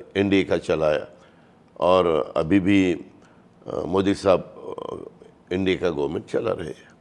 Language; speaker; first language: Hindi; non-native, local second language; Marathi